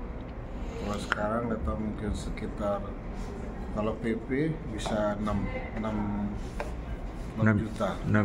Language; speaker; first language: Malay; non-native, local second language; Sasak